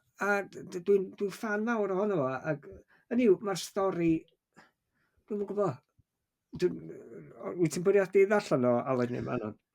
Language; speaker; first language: Welsh; native; Welsh